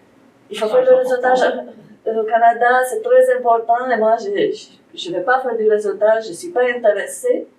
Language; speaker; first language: French; non-native, fluent; Romanian